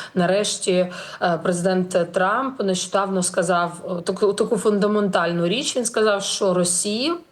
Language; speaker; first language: Ukrainian; native; Ukrainian